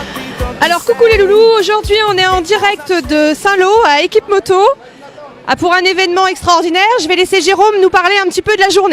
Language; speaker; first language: French; native; French